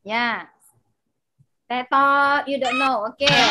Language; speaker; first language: English; non-native, learner; Indonesian